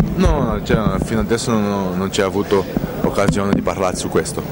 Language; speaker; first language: Italian; non-native, fluent; Portuguese